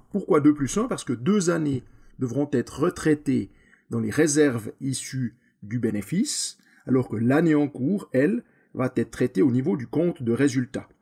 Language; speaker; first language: French; native; French